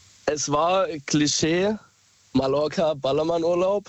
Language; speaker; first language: German; native; German